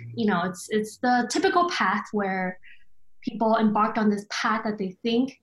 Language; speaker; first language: English; early bilingual, other home language; Chinese